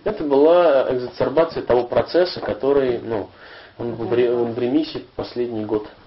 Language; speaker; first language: Russian; native; Russian